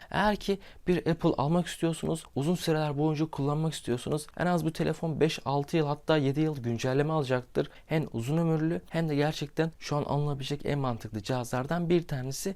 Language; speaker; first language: Turkish; native; Turkish